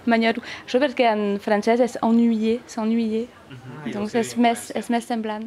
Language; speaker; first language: Catalan; non-native, local second language; French